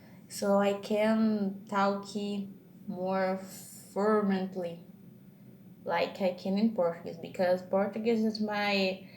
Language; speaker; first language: English; non-native, learner; Portuguese